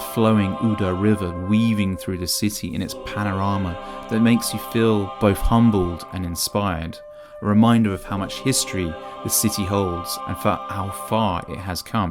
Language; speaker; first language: English; native; English